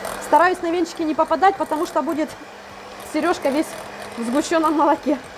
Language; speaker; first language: Russian; native; Russian